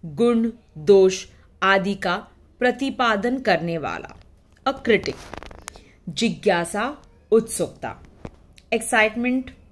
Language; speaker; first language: Hindi; non-native, local second language; Marathi